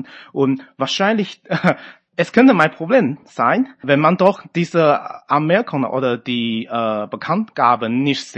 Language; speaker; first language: German; non-native, fluent; Chinese